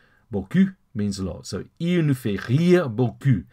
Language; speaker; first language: French; non-native, fluent; English